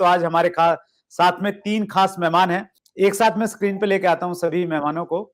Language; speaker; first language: Hindi; native; Hindi